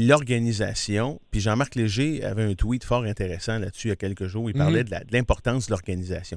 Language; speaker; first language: French; native; French